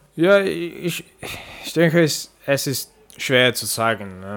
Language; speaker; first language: German; non-native, learner; English